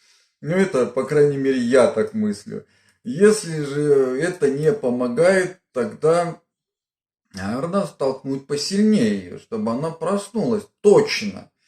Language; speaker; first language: Russian; native; Russian